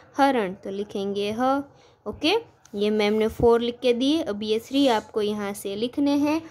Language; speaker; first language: Hindi; non-native, local second language; Gujarati